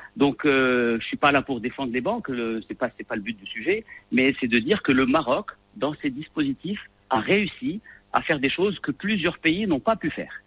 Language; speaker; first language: French; non-native, local second language; Arabic